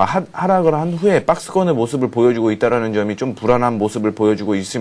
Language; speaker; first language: Korean; native; Korean